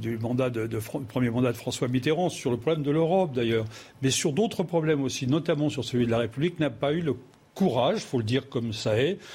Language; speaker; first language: French; native; French